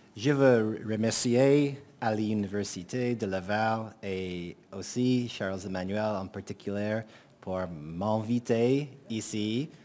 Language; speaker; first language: French; non-native, learner; English